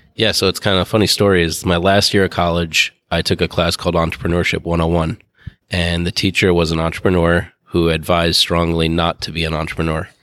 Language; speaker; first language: English; native; English